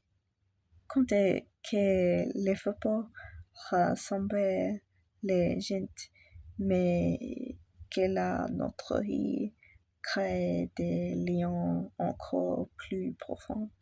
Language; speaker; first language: French; non-native, learner; English